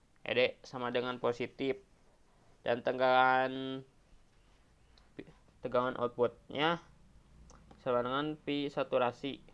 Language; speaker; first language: Indonesian; native; Indonesian